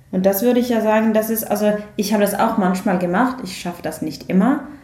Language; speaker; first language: German; non-native, learner; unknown